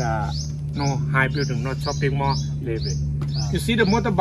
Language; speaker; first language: English; non-native, learner; Thai